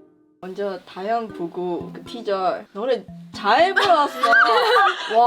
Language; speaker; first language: Korean; non-native, learner; Chinese